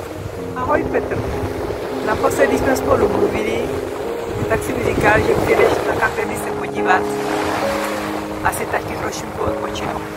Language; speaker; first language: Czech; non-native, fluent; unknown